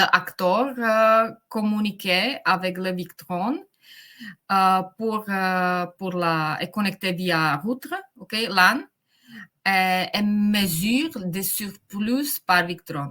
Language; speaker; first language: French; non-native, fluent; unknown